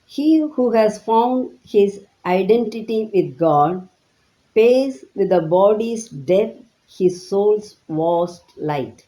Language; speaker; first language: English; non-native, local second language; Tamil